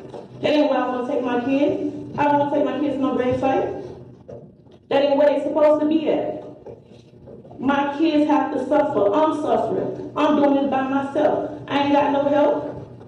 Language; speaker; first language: English; native; English